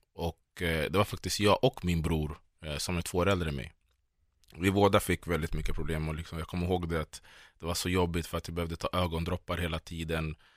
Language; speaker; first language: Swedish; early bilingual, other home language; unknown